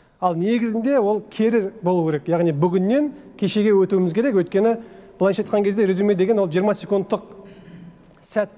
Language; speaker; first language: Kazakh; native; Kazakh